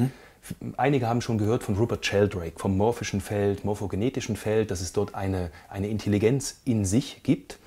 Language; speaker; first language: German; native; German